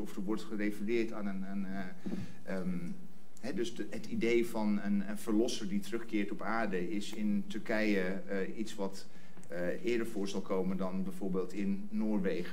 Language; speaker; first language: Dutch; non-native, fluent; English